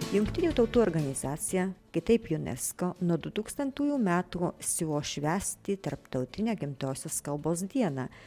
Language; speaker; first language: Lithuanian; early bilingual, heritage; Lithuanian